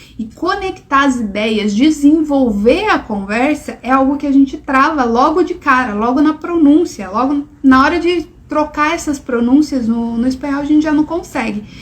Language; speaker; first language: Portuguese; native; Portuguese